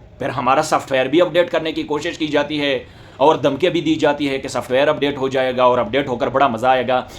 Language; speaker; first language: Urdu; non-native, local second language; Northern Hindko